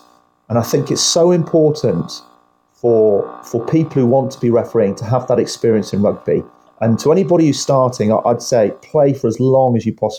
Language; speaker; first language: English; native; English